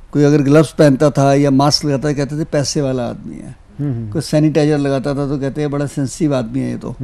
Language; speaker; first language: Hindi; native; Hindi